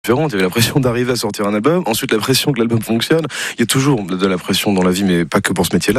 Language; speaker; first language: French; native; French